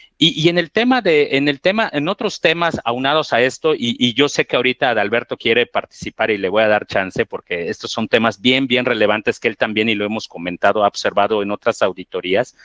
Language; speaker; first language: Spanish; native; Spanish